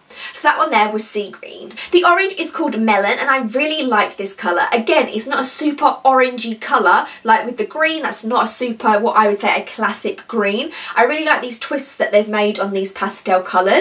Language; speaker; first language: English; native; English